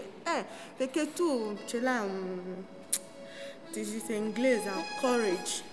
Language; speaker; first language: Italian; non-native, learner; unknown